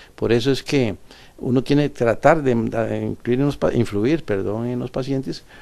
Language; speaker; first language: Spanish; native; Spanish